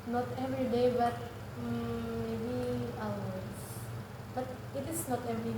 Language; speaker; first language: English; non-native, learner; Indonesian